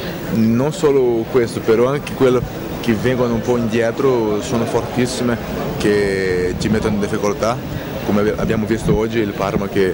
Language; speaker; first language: Italian; non-native, fluent; Portuguese